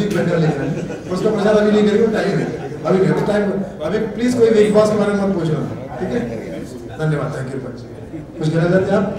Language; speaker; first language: Hindi; native; Hindi